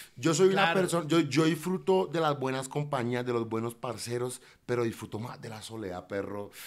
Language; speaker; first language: Spanish; native; Spanish